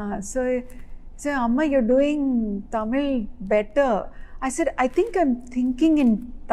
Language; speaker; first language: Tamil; non-native, local second language; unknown